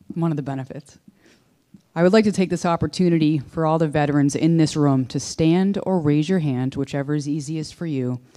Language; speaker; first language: English; native; English